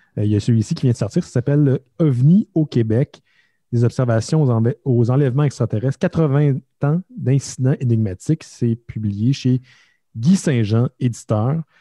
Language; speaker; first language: French; native; French